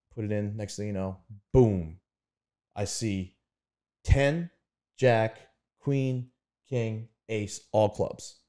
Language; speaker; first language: English; native; English